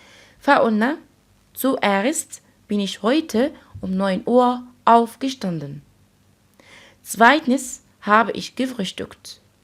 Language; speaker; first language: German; non-native, fluent; Arabic